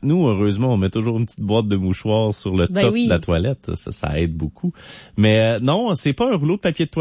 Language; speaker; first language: French; native; French